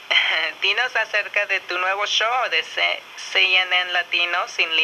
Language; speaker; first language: Spanish; early bilingual, other home language; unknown